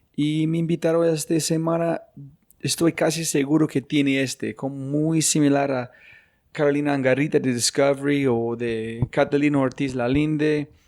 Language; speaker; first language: Spanish; non-native, fluent; English